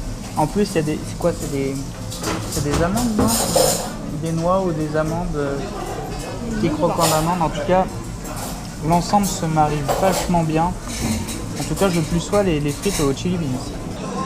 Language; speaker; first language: French; native; French